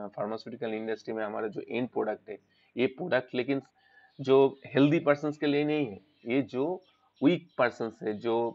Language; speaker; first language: Hindi; non-native, local second language; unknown